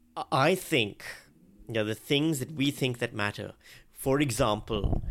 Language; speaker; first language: English; non-native, local second language; Urdu